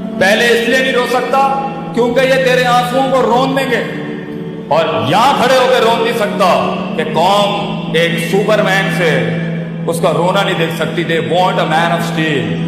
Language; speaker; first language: Urdu; non-native, local second language; Punjabi